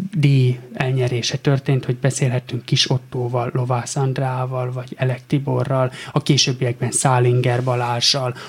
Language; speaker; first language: Hungarian; native; Hungarian